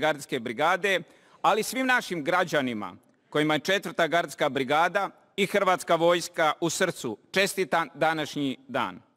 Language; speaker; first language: Bosnian; native; Bosnian